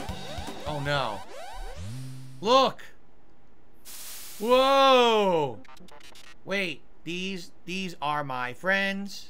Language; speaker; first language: English; native; English